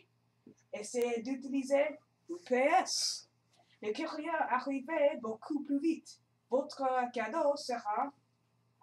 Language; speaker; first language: French; non-native, learner; English